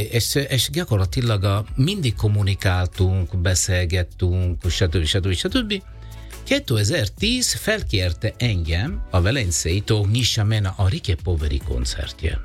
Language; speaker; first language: Hungarian; non-native, learner; Italian